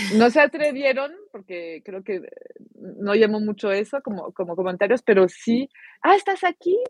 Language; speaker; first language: Spanish; non-native, fluent; French